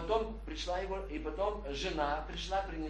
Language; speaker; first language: Polish; non-native, learner; Russian